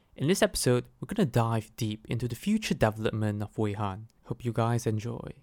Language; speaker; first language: English; non-native, local second language; Chinese